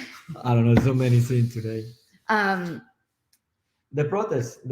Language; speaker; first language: English; non-native, learner; Spanish